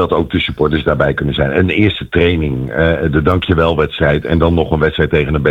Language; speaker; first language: Dutch; native; Dutch